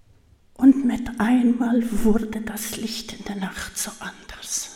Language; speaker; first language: German; early bilingual, heritage; German